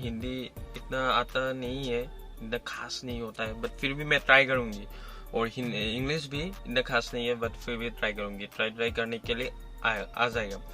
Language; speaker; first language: Hindi; non-native, local second language; Assamese